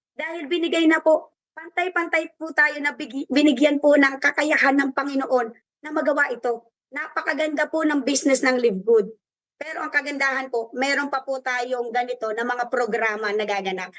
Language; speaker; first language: Filipino; native; Filipino